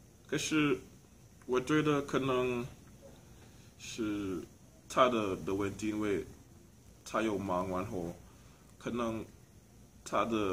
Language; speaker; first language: Chinese; non-native, learner; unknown